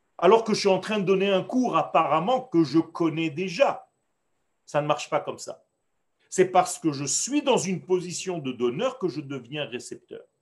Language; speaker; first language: French; non-native, fluent; Hebrew